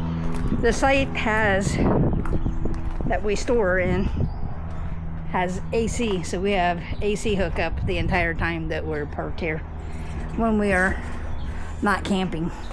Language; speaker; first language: English; native; English